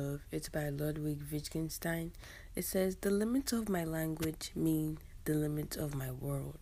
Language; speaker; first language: English; native; English